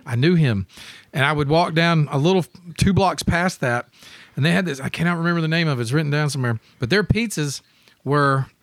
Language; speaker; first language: English; native; English